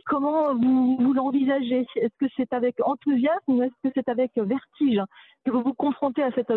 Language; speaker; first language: French; native; French